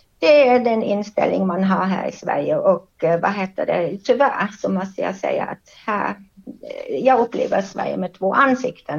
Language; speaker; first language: Swedish; non-native, fluent; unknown